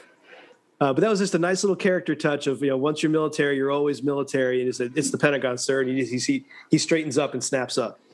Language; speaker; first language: English; native; English